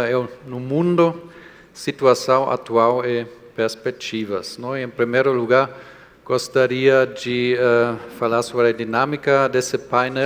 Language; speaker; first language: Portuguese; non-native, fluent; German